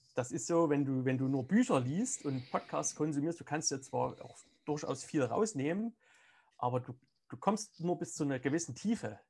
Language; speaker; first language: German; native; German